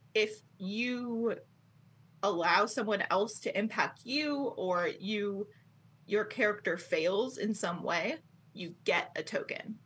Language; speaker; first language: English; native; English